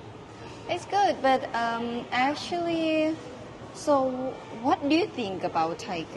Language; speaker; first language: English; non-native, learner; Thai